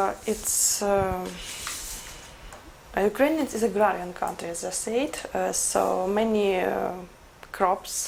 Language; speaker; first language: English; non-native, learner; Ukrainian